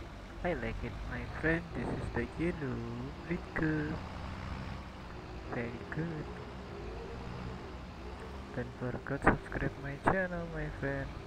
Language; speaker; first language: English; non-native, learner; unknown